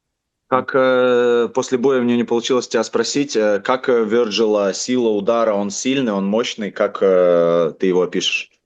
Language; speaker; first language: Russian; native; Russian